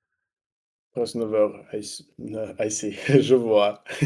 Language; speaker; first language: French; non-native, learner; Russian